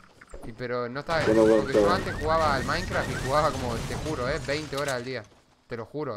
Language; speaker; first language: Spanish; native; Spanish